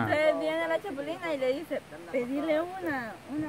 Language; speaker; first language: Spanish; native; Spanish